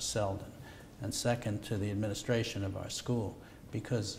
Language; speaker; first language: English; native; English